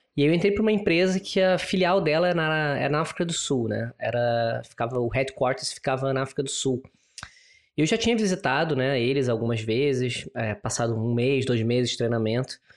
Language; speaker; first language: Portuguese; native; Portuguese